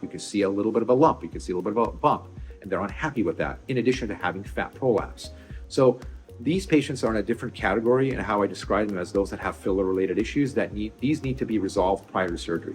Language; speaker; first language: English; native; English